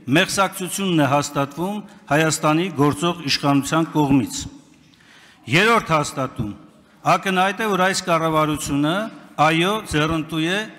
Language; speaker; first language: Armenian; native; Armenian